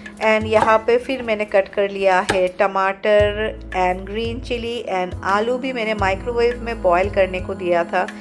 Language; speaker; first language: Hindi; non-native, local second language; Bangla